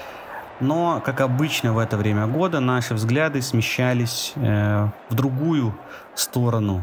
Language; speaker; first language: Russian; native; Russian